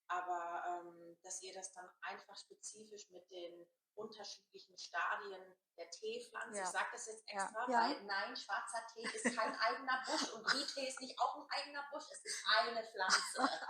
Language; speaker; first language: German; native; German